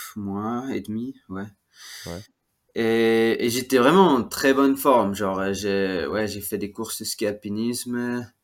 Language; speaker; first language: French; non-native, fluent; Swiss German